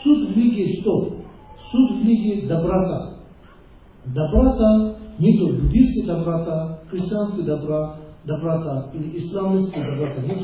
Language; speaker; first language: Russian; non-native, learner; Tibetan